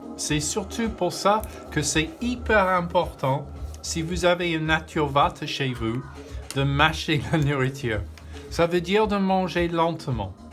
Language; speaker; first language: French; non-native, learner; English